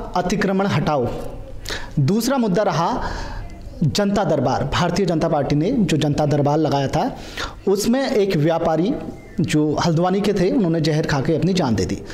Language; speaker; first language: Hindi; native; Hindi